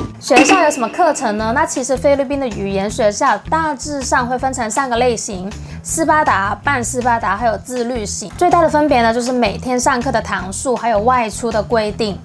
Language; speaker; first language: Chinese; non-native, local second language; Cantonese